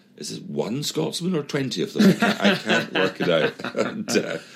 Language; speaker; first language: English; native; English